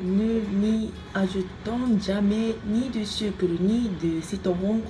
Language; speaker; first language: French; non-native, fluent; Japanese